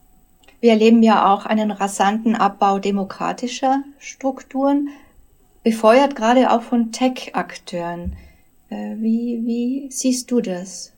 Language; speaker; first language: German; native; German